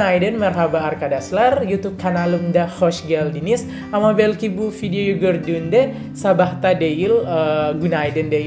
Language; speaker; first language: Turkish; non-native, learner; Indonesian